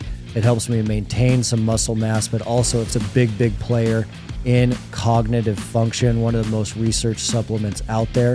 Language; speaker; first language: English; native; English